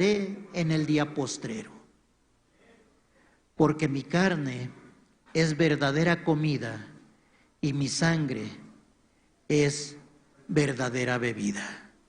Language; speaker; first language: Spanish; native; Spanish